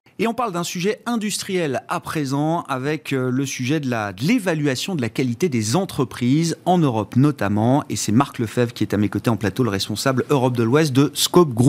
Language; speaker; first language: French; native; French